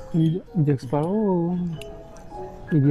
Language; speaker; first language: French; non-native, fluent; Spanish